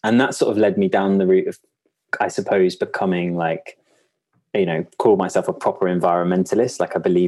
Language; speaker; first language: English; native; English